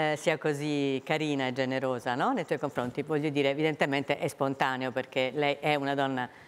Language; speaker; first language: Italian; native; Italian